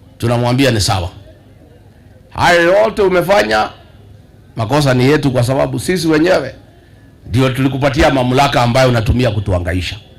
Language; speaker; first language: Swahili; non-native, local second language; Kikuyu